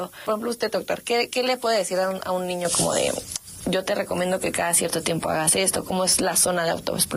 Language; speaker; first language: Spanish; native; Spanish